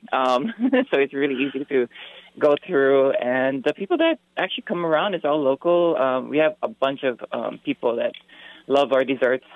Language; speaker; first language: English; native; English